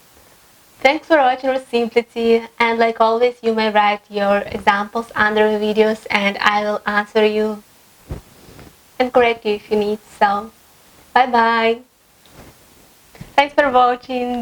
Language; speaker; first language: English; non-native, fluent; Russian